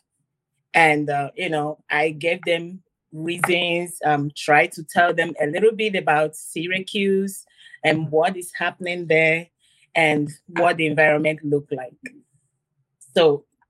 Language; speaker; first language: English; non-native, local second language; Igbo